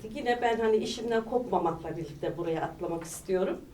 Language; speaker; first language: Turkish; native; Turkish